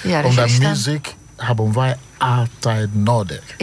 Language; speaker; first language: Dutch; non-native, fluent; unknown